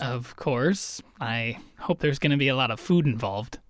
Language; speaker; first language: English; native; English